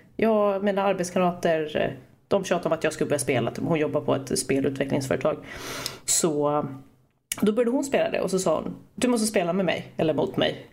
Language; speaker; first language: Swedish; native; Swedish